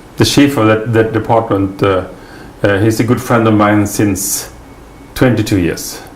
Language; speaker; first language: English; non-native, fluent; Swedish